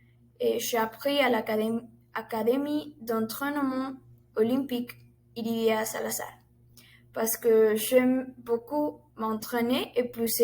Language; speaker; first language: French; non-native, learner; Spanish